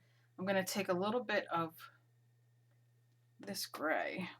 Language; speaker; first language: English; native; English